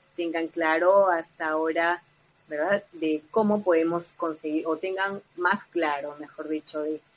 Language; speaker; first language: Spanish; native; Spanish